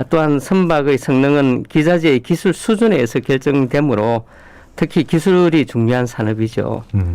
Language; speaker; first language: Korean; native; Korean